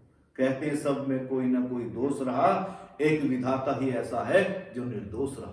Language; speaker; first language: Hindi; native; Hindi